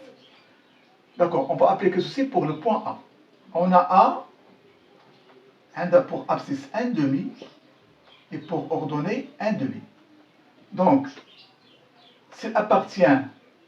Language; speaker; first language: French; non-native, local second language; Arabic